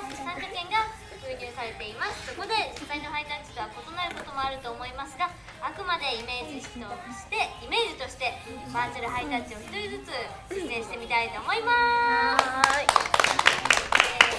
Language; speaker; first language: Japanese; native; Japanese